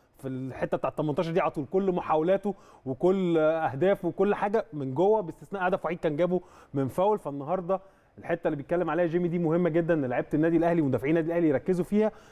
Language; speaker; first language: Arabic; native; Arabic